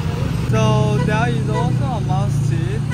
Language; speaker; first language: English; non-native, learner; Chinese